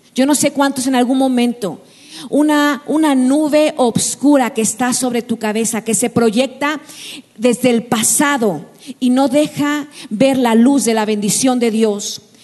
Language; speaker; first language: Spanish; native; Spanish